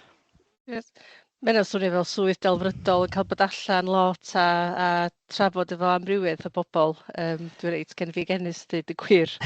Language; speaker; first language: Welsh; native; Welsh